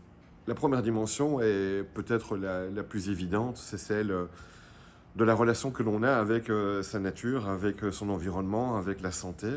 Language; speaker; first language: French; native; French